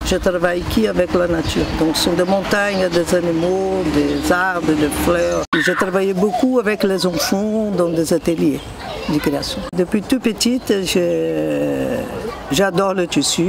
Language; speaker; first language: French; non-native, fluent; Portuguese